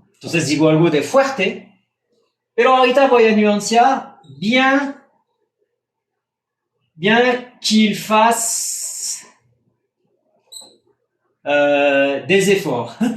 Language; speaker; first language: Spanish; non-native, fluent; French